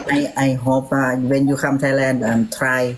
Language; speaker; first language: English; non-native, learner; Thai